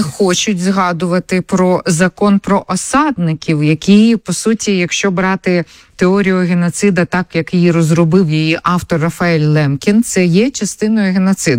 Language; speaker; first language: Ukrainian; native; Ukrainian